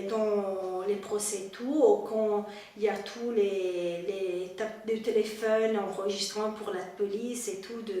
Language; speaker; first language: French; non-native, fluent; Spanish